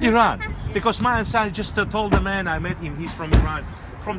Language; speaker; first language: English; non-native, learner; Russian